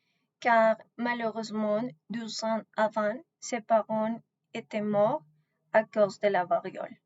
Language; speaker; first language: French; non-native, learner; Spanish